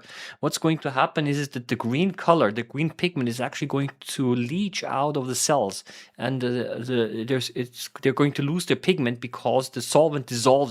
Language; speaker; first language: English; non-native, fluent; German